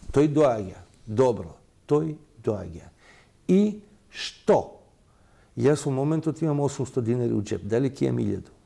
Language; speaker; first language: Macedonian; non-native, local second language; Albanian